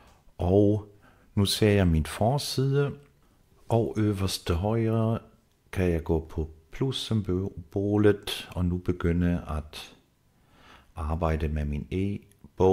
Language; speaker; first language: Danish; non-native, fluent; German